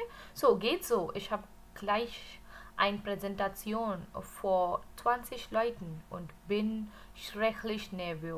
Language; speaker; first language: German; non-native, learner; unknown